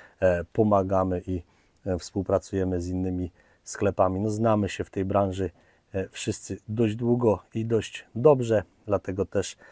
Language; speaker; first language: Polish; native; Polish